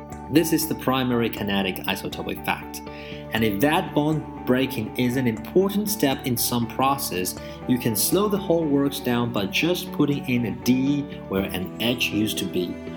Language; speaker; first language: English; non-native, fluent; Chinese